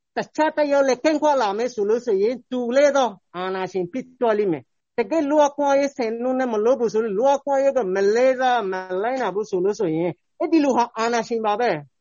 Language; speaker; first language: Burmese; non-native, local second language; Rohingya